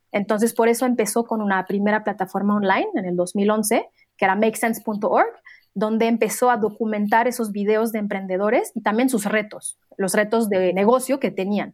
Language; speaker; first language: Spanish; non-native, fluent; Arabic